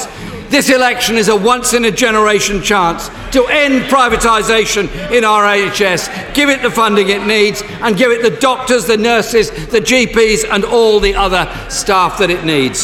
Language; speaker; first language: English; native; English